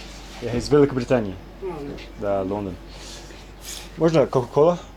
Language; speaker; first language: Russian; non-native, learner; English